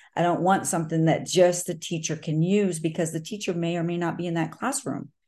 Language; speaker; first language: English; native; English